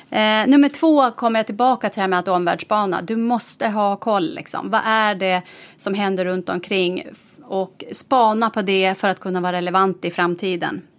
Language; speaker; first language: Swedish; native; Swedish